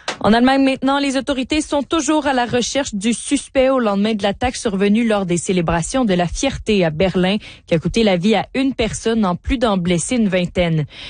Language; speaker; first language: French; native; French